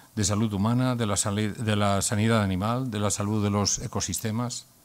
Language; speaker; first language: Spanish; non-native, local second language; Catalan